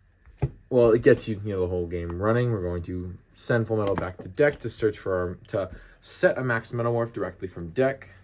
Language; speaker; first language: English; native; English